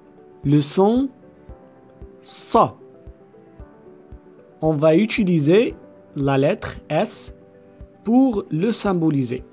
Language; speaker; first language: French; non-native, local second language; Arabic